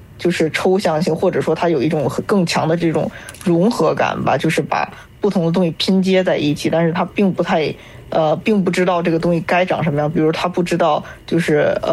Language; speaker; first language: Chinese; native; Chinese